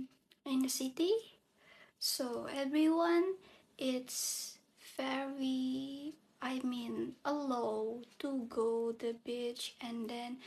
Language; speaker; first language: English; non-native, learner; Indonesian